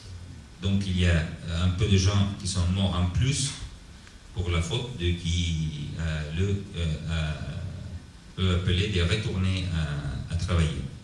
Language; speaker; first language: French; non-native, learner; Italian